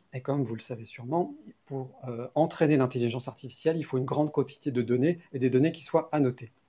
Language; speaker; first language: French; native; French